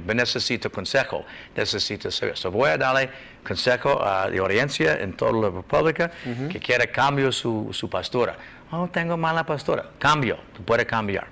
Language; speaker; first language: Spanish; non-native, learner; English